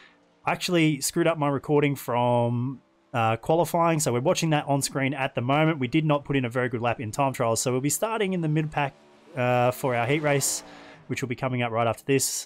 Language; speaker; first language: English; native; English